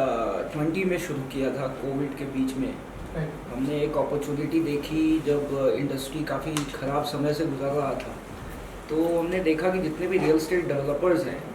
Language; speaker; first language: Hindi; native; Hindi